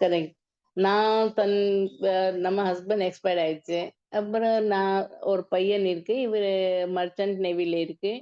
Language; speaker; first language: Tamil; non-native, learner; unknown